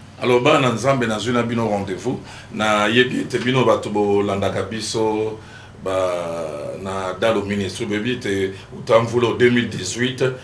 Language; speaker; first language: Lingala; native; Lingala